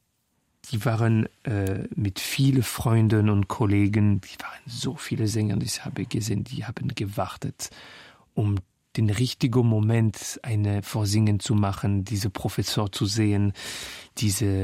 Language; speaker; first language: German; non-native, local second language; French